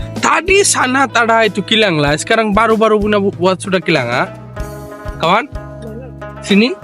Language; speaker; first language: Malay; non-native, learner; Bangla